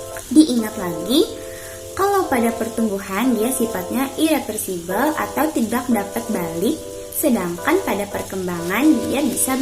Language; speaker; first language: Indonesian; non-native, local second language; Banjar